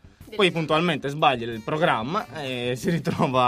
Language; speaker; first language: Italian; native; Italian